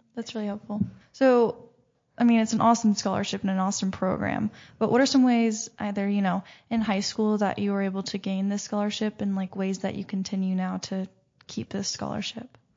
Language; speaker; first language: English; native; English